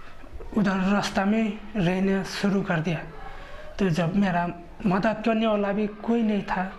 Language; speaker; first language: Hindi; non-native, local second language; Khasi